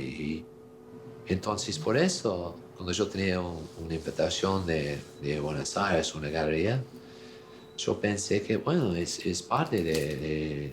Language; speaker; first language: Spanish; non-native, fluent; English